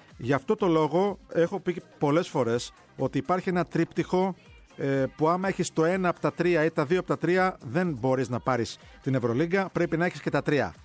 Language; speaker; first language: Greek; native; Greek